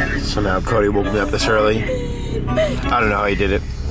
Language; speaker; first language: English; native; English